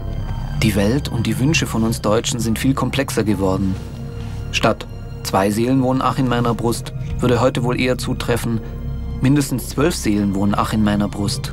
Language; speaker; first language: German; native; German